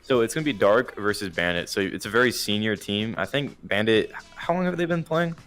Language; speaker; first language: English; native; English